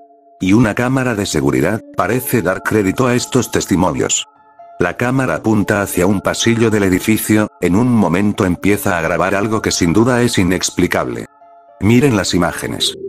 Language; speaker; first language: Spanish; native; Spanish